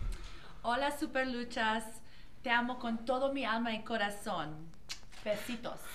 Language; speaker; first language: Spanish; non-native, learner; English